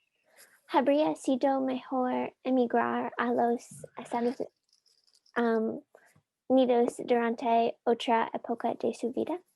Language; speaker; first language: Spanish; non-native, learner; English